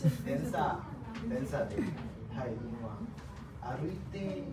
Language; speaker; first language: Japanese; non-native, learner; Hindi